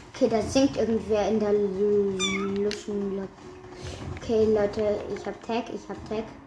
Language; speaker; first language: German; native; German